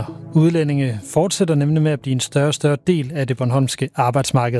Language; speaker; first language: Danish; native; Danish